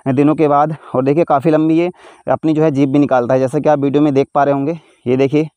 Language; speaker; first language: Hindi; native; Hindi